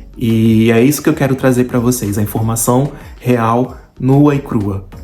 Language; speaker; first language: Portuguese; native; Portuguese